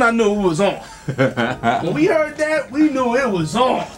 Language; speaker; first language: English; native; English